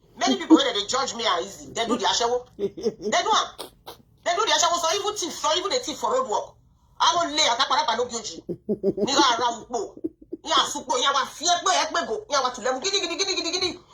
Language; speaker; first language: Nigerian Pidgin; non-native, local second language; Bini